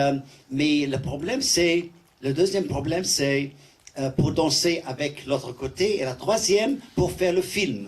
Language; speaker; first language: French; non-native, learner; English